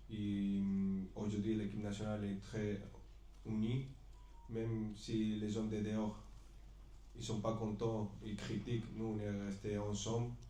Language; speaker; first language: French; non-native, fluent; Spanish